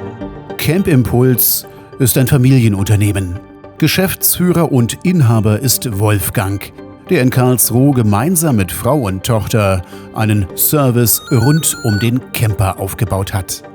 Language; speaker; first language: German; native; German